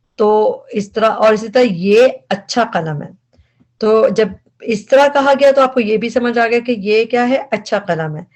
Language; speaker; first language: Urdu; native; Urdu